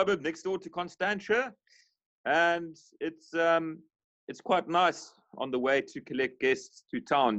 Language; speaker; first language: English; native; English